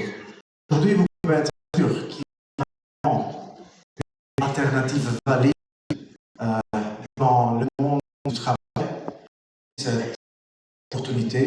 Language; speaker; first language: French; non-native, learner; Italian